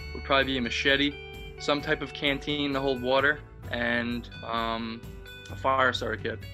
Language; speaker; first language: English; native; English